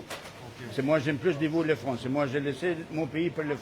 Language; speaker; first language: French; non-native, learner; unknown